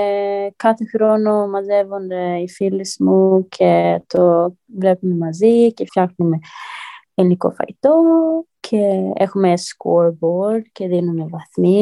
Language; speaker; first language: Greek; early bilingual, heritage; Greek